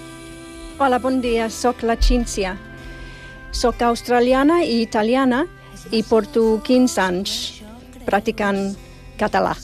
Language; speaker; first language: Catalan; non-native, fluent; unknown